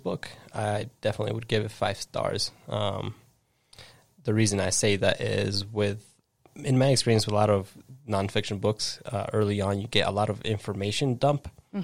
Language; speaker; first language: English; early bilingual, other home language; Spanish